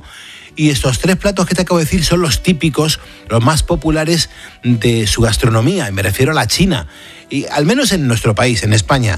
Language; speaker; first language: Spanish; native; Spanish